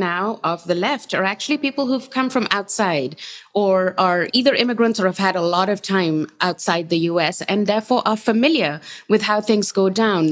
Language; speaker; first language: English; non-native, local second language; Urdu